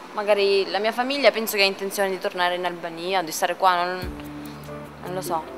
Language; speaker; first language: Italian; early bilingual, other home language; Albanian